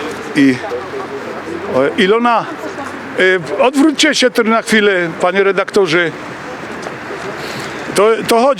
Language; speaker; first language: Polish; native; Polish